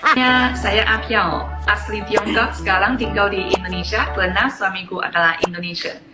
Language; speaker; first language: Indonesian; non-native, fluent; Chinese